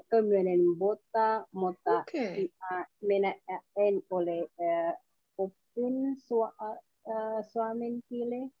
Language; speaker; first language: Finnish; non-native, learner; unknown